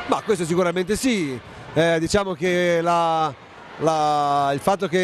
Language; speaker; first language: Italian; native; Italian